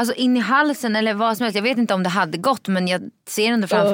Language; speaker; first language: Swedish; native; Swedish